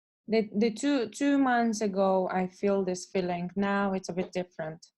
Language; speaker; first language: English; non-native, fluent; Russian